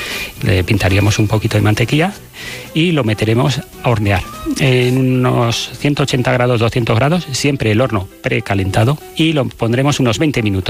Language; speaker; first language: Spanish; native; Spanish